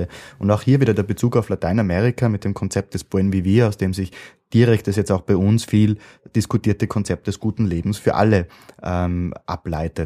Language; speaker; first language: German; native; German